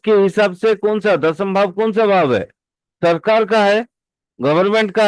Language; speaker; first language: Hindi; native; Hindi